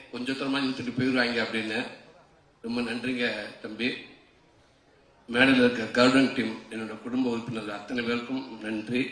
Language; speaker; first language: Tamil; native; Tamil